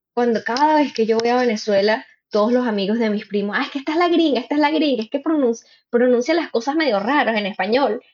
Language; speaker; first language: Spanish; native; Spanish